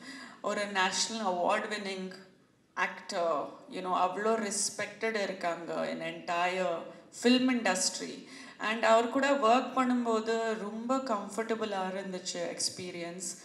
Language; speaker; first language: Tamil; non-native, fluent; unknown